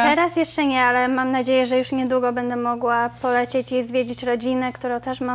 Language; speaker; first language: Polish; early bilingual, other home language; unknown